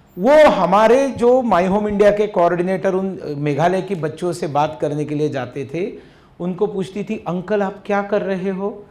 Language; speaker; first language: Hindi; non-native, local second language; Marathi